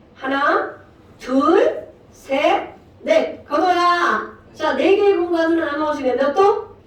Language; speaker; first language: Korean; native; Korean